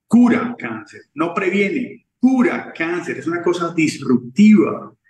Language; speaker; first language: Spanish; native; Spanish